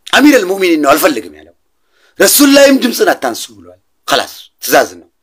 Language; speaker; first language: Amharic; non-native, local second language; Oromo